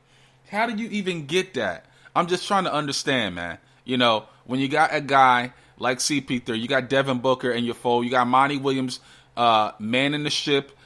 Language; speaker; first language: English; native; English